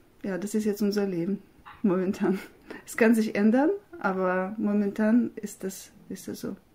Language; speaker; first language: German; non-native, fluent; Russian